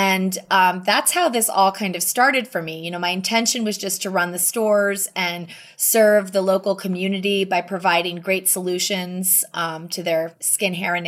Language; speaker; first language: English; native; English